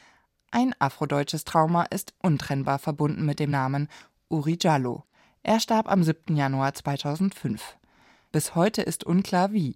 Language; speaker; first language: German; native; German